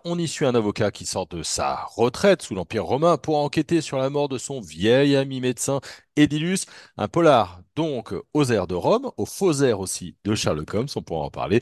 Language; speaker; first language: French; native; French